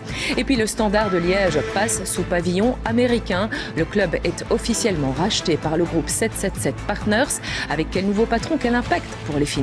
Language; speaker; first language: French; native; French